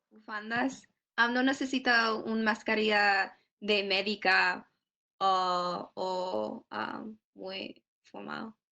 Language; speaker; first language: Spanish; non-native, learner; English